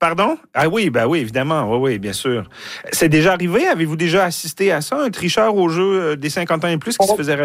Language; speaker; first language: French; native; French